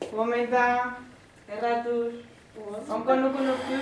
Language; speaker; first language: Finnish; non-native, learner; Spanish